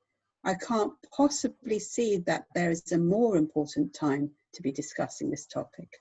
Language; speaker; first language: English; native; English